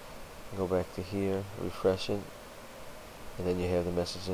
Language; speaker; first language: English; native; English